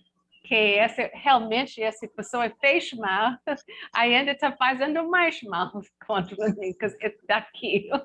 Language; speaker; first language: Portuguese; non-native, learner; English